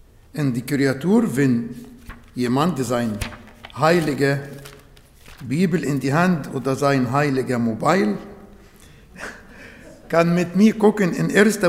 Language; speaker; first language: German; non-native, learner; Arabic